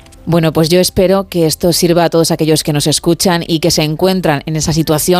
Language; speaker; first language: Spanish; native; Spanish